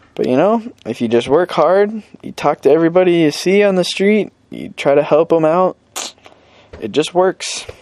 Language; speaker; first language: English; native; English